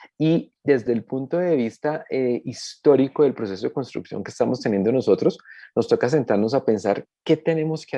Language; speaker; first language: Spanish; native; Spanish